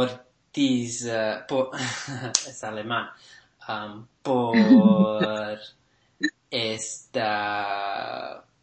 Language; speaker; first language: Spanish; non-native, learner; English